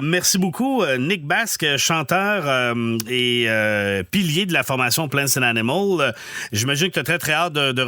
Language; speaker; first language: French; native; French